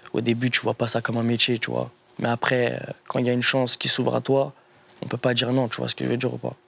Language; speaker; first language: French; native; French